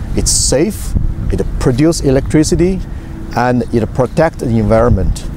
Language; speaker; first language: English; non-native, fluent; Chinese